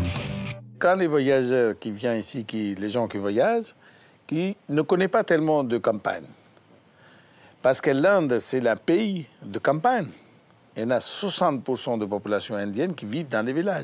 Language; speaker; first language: French; non-native, fluent; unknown